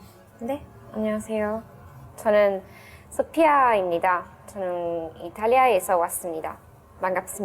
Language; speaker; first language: Korean; non-native, learner; Italian